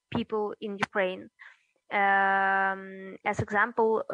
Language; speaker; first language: English; early bilingual, other home language; Russian